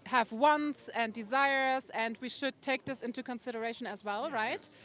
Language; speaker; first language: English; non-native, fluent; German